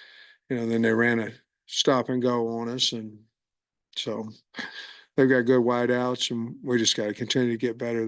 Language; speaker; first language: English; native; English